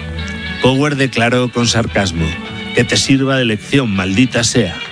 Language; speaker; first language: Spanish; native; Spanish